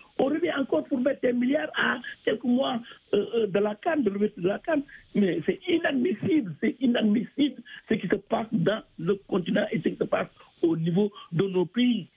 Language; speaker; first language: French; non-native, local second language; Wolof